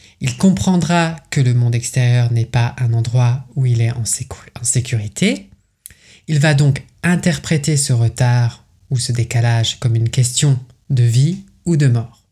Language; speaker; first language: French; native; French